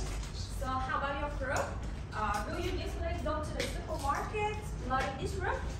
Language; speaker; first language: English; non-native, learner; Vietnamese